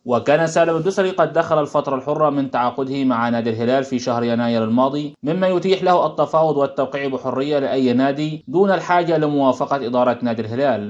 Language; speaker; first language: Arabic; native; Arabic